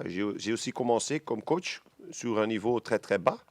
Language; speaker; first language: French; non-native, local second language; Dutch